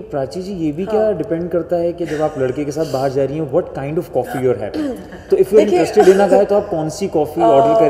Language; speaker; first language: Hindi; native; Hindi